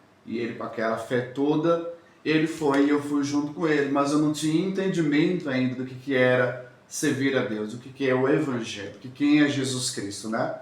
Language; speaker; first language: Portuguese; native; Portuguese